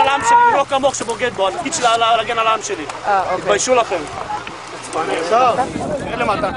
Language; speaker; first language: Hebrew; native; Hebrew